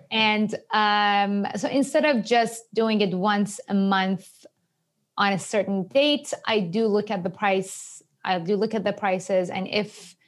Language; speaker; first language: English; non-native, fluent; Persian